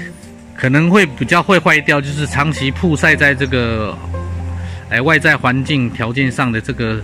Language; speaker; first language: Chinese; native; Chinese